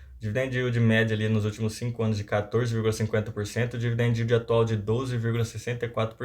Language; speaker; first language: Portuguese; native; Portuguese